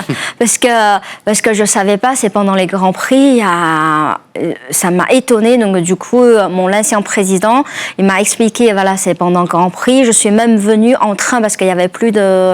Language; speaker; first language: French; non-native, fluent; Chinese